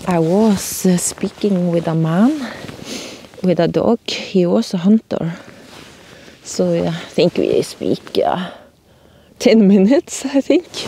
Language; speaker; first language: English; non-native, learner; Norwegian